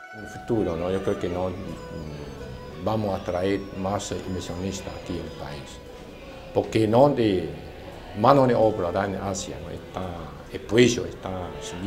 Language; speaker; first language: Spanish; non-native, fluent; Chinese